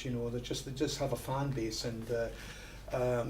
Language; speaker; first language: English; native; English